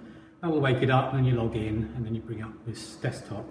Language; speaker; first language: English; native; English